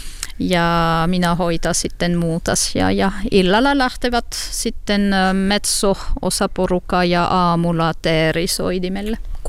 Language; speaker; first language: Finnish; non-native, learner; French